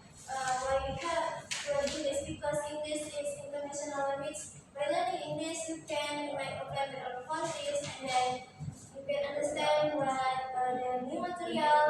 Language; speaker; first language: English; non-native, learner; Indonesian